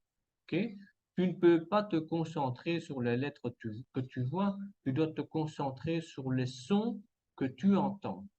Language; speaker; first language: French; non-native, fluent; Spanish